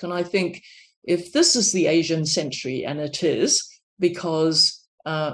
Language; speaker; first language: English; native; English